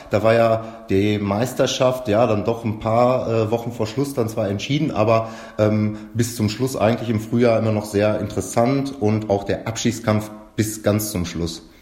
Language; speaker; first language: German; native; German